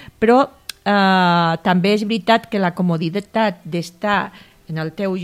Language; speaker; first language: Catalan; native; Catalan